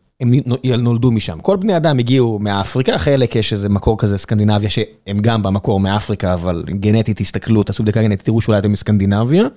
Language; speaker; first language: Hebrew; native; Hebrew